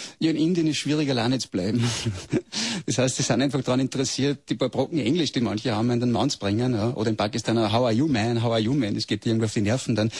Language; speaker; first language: German; native; German